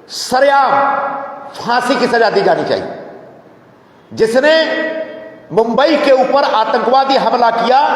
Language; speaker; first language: Hindi; native; Hindi